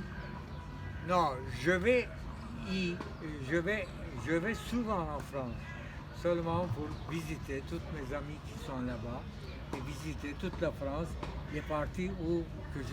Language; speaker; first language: French; non-native, fluent; Turkish